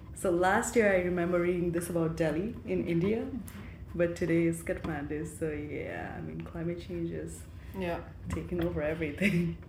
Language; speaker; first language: English; non-native, local second language; Nepali